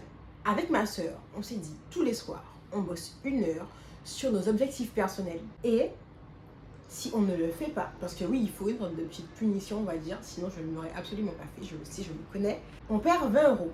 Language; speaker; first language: French; native; French